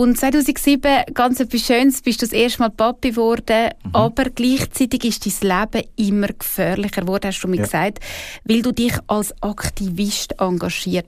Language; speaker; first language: German; native; German